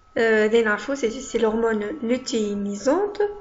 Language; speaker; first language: French; non-native, local second language; Arabic